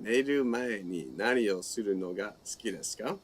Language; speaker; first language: Japanese; non-native, fluent; English